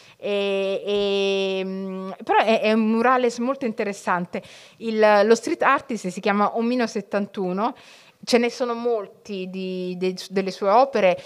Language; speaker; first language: Italian; early bilingual, other home language; Somali